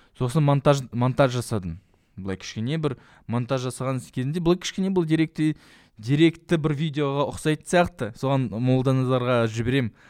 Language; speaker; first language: Kazakh; non-native, local second language; Russian